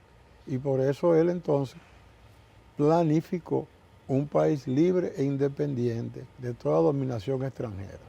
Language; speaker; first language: Spanish; native; Spanish